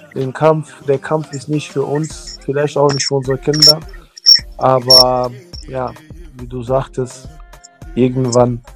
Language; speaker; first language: German; early bilingual, other home language; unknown